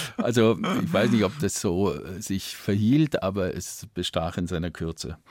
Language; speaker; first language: German; native; German